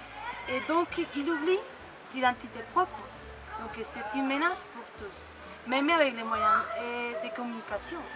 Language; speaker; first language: French; non-native, fluent; Spanish